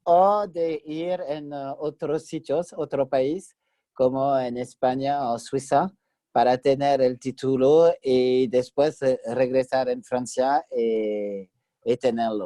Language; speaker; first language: Spanish; non-native, fluent; French